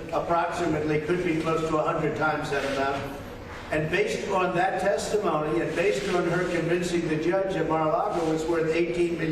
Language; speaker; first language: English; native; English